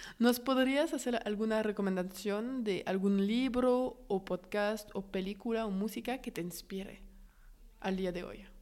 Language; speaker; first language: Spanish; non-native, fluent; French